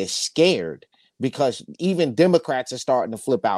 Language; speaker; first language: English; native; English